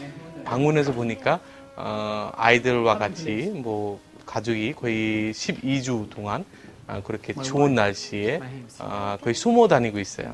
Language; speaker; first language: Korean; non-native, fluent; Bangla